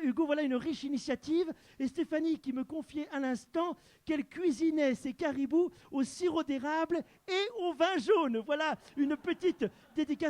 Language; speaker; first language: French; native; French